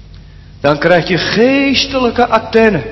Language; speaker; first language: Dutch; native; Dutch